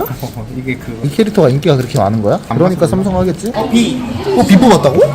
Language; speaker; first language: Korean; native; Korean